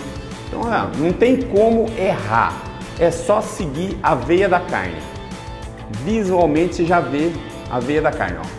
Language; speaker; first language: Portuguese; native; Portuguese